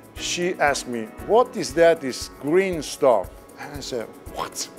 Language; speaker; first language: English; non-native, fluent; Italian